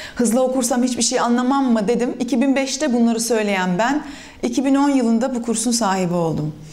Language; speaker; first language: Turkish; early bilingual, other home language; German